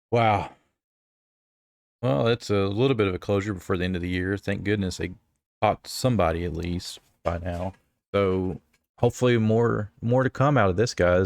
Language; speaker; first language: English; native; English